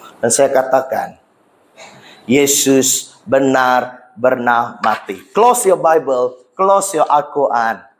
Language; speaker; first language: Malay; non-native, local second language; Iban